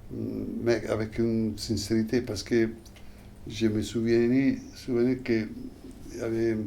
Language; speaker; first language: French; non-native, fluent; Italian